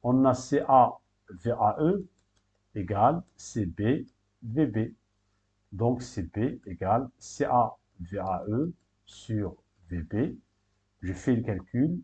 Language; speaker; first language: French; non-native, local second language; Arabic